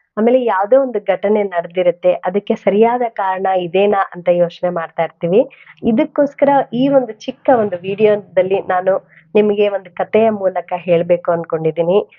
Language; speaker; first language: Kannada; non-native, local second language; Telugu